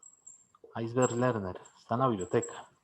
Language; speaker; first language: Spanish; native; Spanish